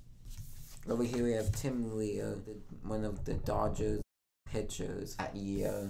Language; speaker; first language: English; native; English